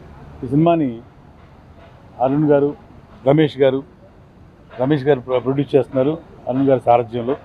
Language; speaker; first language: Telugu; native; Telugu